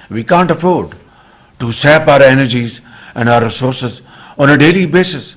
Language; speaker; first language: English; non-native, local second language; Urdu